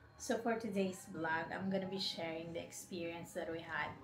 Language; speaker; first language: English; non-native, local second language; Filipino